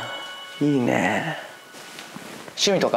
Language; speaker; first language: Japanese; native; Japanese